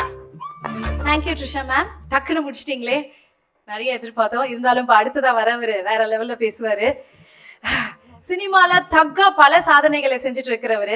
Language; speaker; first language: Tamil; native; Tamil